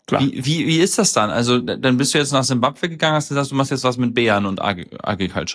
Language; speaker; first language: German; native; German